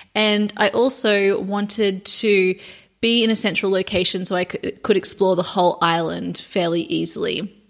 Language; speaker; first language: English; native; English